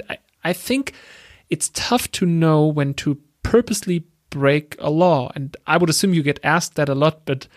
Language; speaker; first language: English; non-native, fluent; German